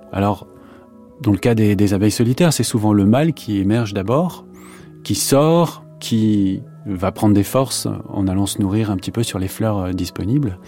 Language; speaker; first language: French; native; French